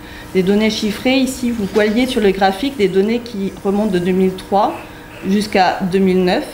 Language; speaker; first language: French; native; French